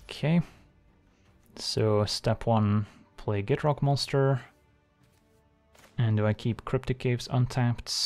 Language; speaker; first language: English; native; English